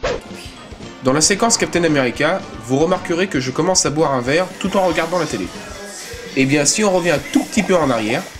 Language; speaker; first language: French; native; French